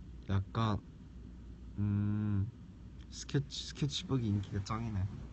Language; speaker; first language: Korean; early bilingual, heritage; Korean